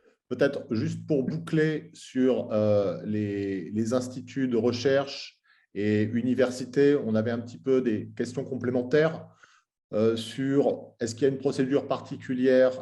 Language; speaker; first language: French; native; French